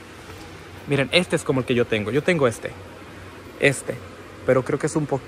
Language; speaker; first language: Spanish; native; Spanish